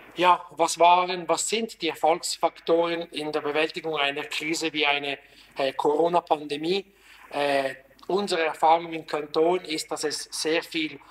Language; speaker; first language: German; non-native, local second language; Italian